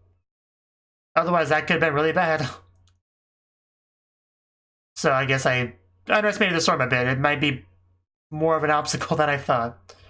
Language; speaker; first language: English; native; English